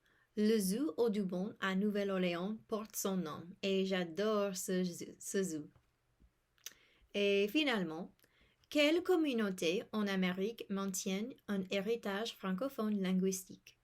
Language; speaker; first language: French; non-native, fluent; English